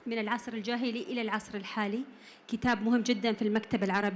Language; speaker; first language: Arabic; native; Arabic